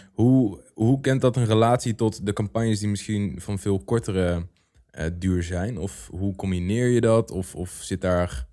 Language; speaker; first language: Dutch; native; Dutch